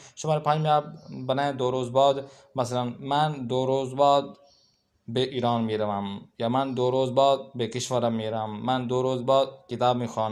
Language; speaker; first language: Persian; non-native, learner; Urdu